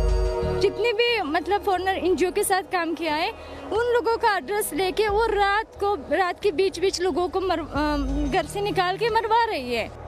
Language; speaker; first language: Hindi; non-native, fluent; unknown